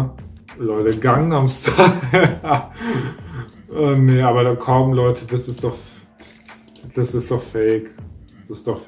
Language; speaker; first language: German; native; German